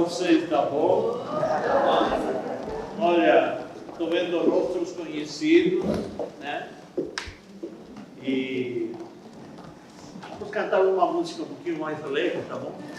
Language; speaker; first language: Portuguese; non-native, fluent; Spanish